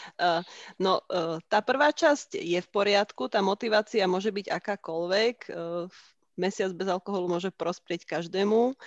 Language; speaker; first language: Slovak; native; Slovak